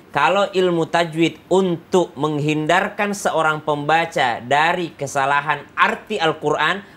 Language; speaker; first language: Indonesian; native; Indonesian